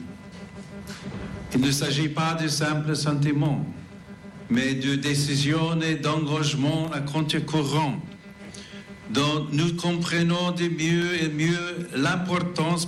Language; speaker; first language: French; non-native, fluent; English